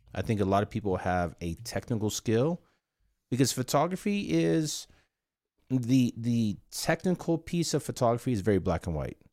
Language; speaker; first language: English; non-native, fluent; Korean